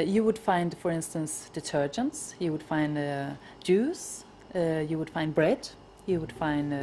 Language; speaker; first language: English; non-native, fluent; Swedish